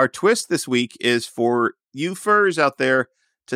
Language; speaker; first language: English; native; English